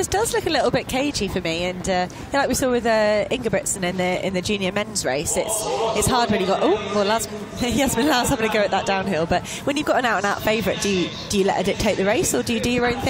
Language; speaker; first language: English; native; English